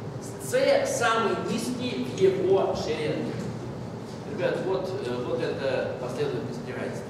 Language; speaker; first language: Russian; native; Russian